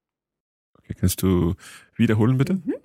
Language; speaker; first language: German; non-native, learner; English